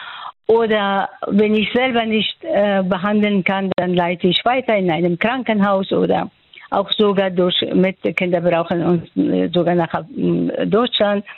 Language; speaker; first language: German; non-native, fluent; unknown